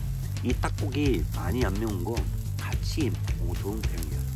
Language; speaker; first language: Korean; non-native, learner; French